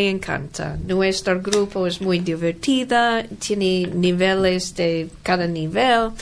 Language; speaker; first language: Spanish; non-native, learner; English